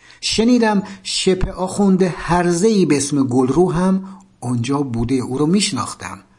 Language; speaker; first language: Persian; native; Persian